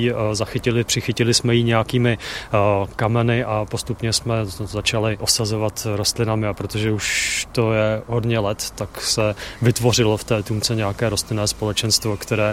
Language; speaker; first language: Czech; native; Czech